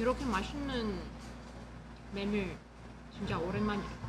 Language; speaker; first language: Korean; non-native, fluent; Russian